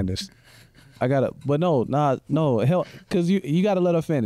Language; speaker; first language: English; native; English